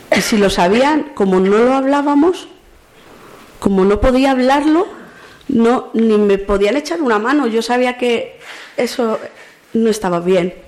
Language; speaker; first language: Spanish; native; Spanish